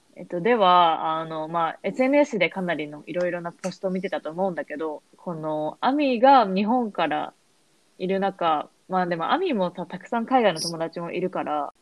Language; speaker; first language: Japanese; native; Japanese